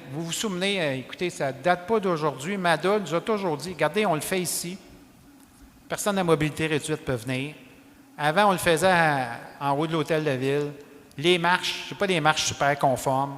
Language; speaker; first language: French; native; French